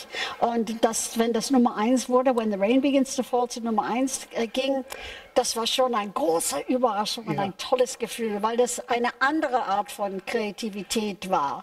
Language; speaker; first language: German; non-native, fluent; English